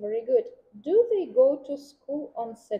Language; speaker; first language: English; non-native, fluent; Vietnamese